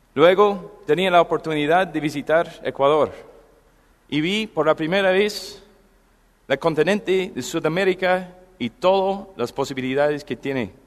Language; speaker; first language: Spanish; non-native, fluent; English